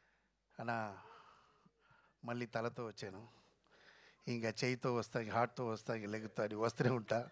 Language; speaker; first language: Telugu; non-native, fluent; Tamil